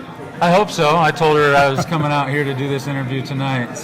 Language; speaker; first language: English; native; English